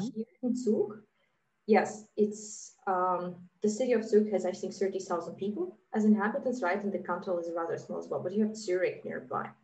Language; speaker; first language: English; non-native, fluent; Latvian